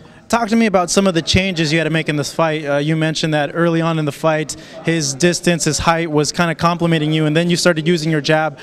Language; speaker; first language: English; early bilingual, other home language; Spanish